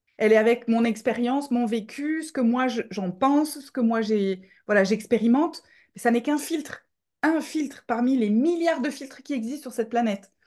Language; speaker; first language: French; native; French